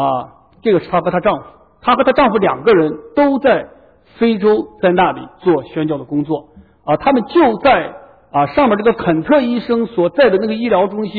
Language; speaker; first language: Chinese; native; Chinese